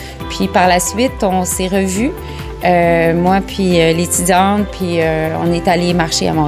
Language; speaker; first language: French; native; French